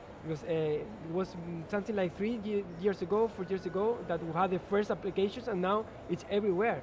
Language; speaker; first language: English; non-native, fluent; Spanish